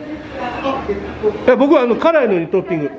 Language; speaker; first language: Japanese; native; Japanese